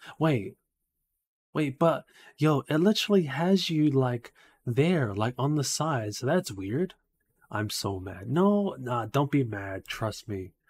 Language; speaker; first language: English; native; English